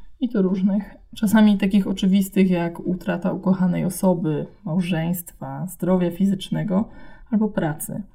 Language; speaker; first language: Polish; native; Polish